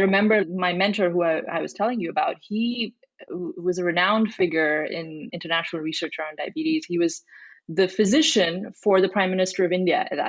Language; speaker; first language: English; non-native, local second language; Hindi